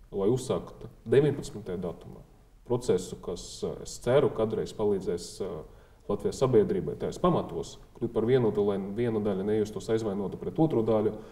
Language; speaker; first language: Latvian; non-native, local second language; Russian